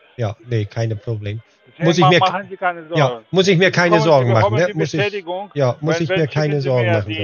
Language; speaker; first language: German; native; German